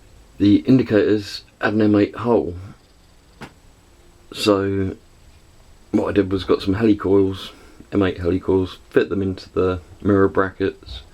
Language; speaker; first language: English; native; English